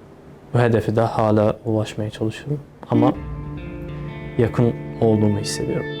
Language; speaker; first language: Turkish; early bilingual, other home language; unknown